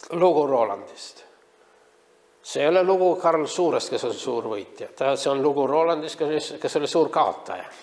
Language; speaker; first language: Estonian; non-native, local second language; Russian